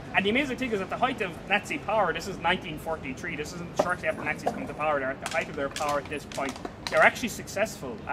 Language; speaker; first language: English; native; English